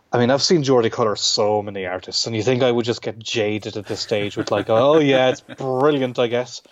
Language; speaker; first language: English; native; English